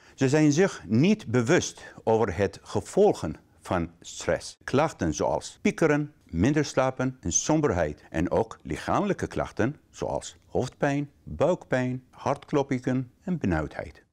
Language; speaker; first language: Dutch; non-native, fluent; Arabic